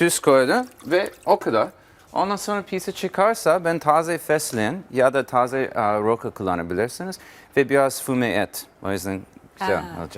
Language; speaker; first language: Turkish; non-native, learner; English